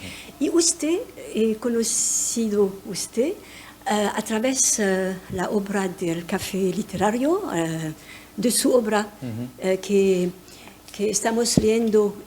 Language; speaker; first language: Spanish; non-native, fluent; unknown